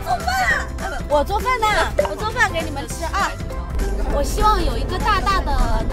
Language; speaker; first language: Chinese; native; Chinese